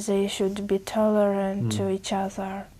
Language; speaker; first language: English; non-native, learner; Uzbek